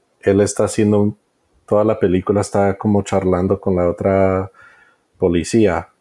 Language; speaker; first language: Spanish; early bilingual, heritage; Spanish